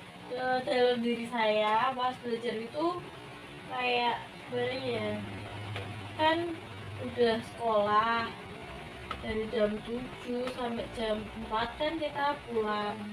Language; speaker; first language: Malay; non-native, local second language; Javanese